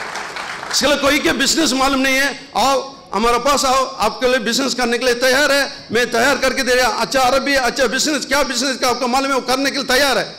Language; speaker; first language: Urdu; non-native, local second language; Telugu